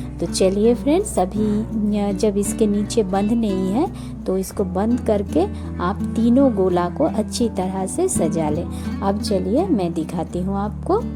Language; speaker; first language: Hindi; non-native, local second language; Bangla